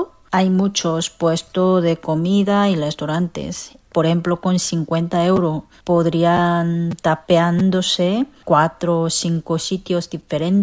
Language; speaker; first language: Spanish; non-native, fluent; Korean